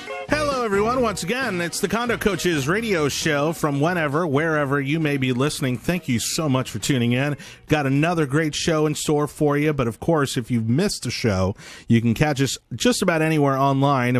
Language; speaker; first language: English; native; English